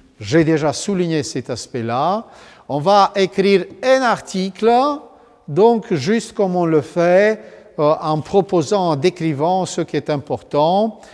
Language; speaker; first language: French; non-native, fluent; Romanian